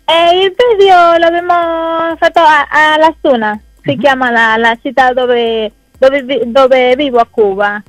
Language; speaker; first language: Italian; non-native, fluent; Spanish